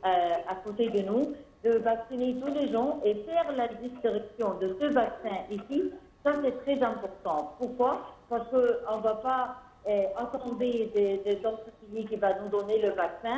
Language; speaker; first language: French; non-native, fluent; Arabic